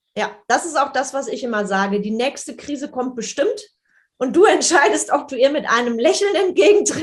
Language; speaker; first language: German; native; German